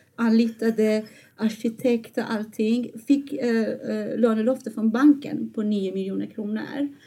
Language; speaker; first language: Swedish; non-native, fluent; Persian